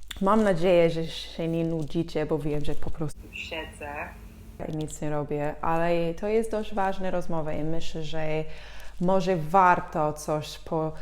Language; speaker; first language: Polish; non-native, fluent; English